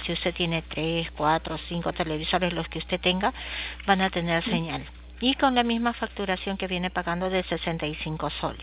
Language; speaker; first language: Spanish; native; Spanish